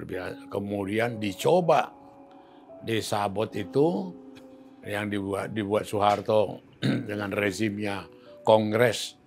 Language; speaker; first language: Indonesian; native; Indonesian